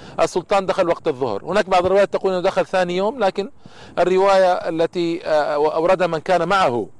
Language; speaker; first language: Arabic; native; Arabic